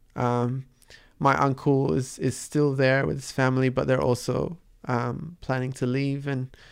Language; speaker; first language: English; early bilingual, other home language; Arabic